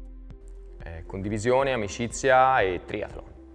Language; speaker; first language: Italian; native; Italian